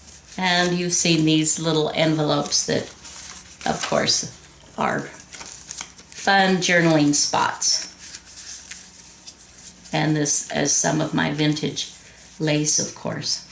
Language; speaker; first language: English; native; English